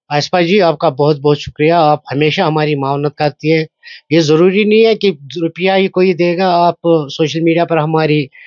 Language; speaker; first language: Hindi; non-native, local second language; Kashmiri